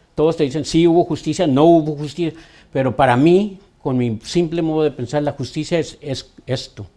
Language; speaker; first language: Spanish; early bilingual, other home language; English